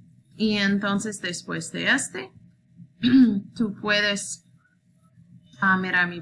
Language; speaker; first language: Spanish; non-native, learner; English